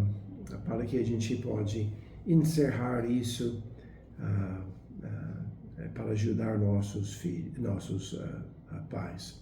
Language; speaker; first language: Portuguese; non-native, fluent; English